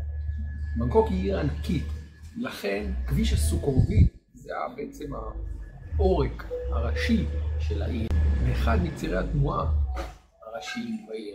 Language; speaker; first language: Hebrew; native; Hebrew